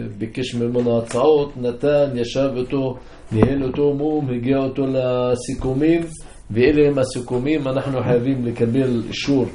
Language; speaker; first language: Hebrew; non-native, local second language; Arabic